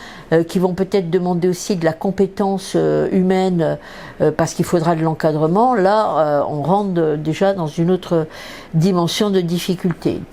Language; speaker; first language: French; native; French